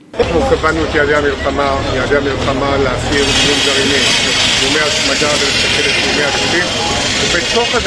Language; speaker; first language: Hebrew; native; Hebrew